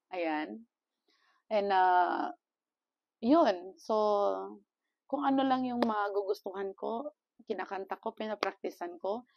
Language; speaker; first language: Filipino; non-native, local second language; Cebuano